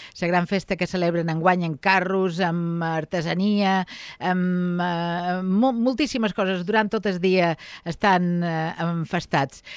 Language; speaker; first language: Catalan; native; Catalan